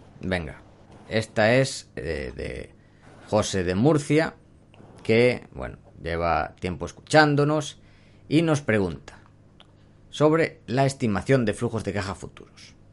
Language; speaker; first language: Spanish; native; Spanish